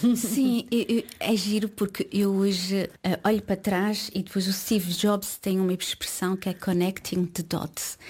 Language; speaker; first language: Portuguese; early bilingual, heritage; Portuguese